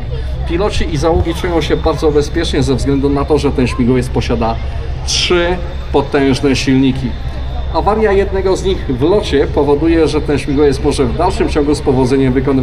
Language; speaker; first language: Polish; native; Polish